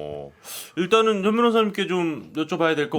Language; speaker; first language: Korean; native; Korean